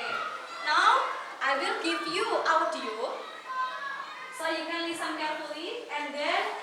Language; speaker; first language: English; non-native, fluent; Indonesian